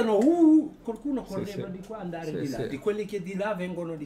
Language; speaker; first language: Italian; non-native, learner; Arabic